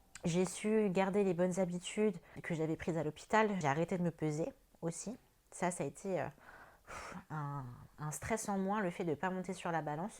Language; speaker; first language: French; native; French